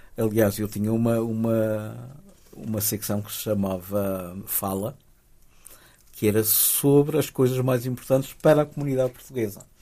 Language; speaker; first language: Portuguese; early bilingual, other home language; Spanish